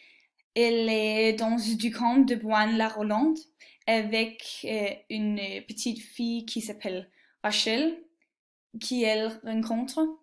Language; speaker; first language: French; non-native, learner; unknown